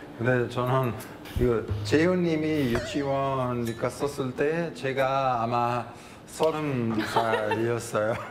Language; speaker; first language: Korean; non-native, fluent; Italian